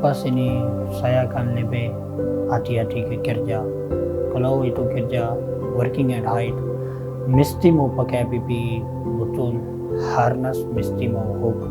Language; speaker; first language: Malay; non-native, learner; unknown